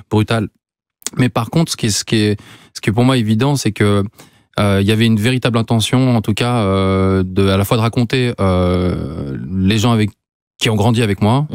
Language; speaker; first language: French; native; French